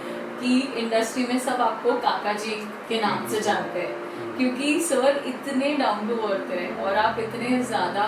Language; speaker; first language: Hindi; native; Hindi